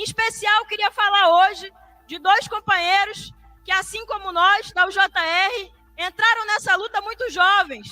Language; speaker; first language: Portuguese; native; Portuguese